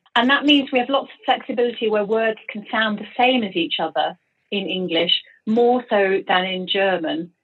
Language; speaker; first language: English; native; English